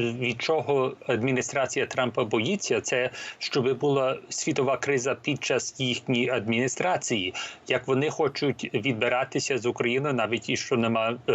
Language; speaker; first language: Ukrainian; early bilingual, heritage; Ukrainian